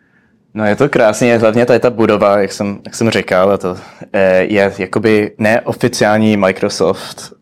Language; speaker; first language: Czech; early bilingual, heritage; Czech